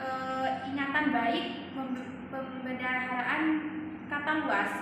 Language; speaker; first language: Indonesian; non-native, local second language; Madurese